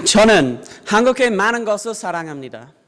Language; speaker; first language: Korean; non-native, fluent; English